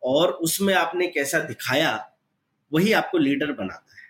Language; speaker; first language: Hindi; native; Hindi